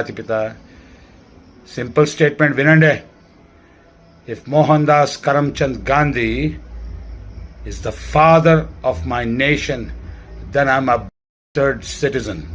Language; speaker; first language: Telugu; native; Telugu